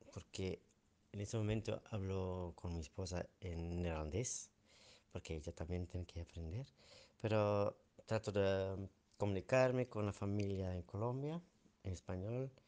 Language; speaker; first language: Spanish; non-native, fluent; Dutch